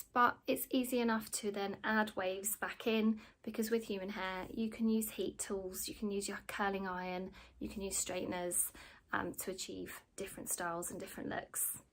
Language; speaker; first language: English; native; English